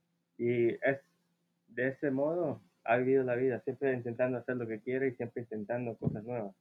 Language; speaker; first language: Spanish; early bilingual, heritage; Spanish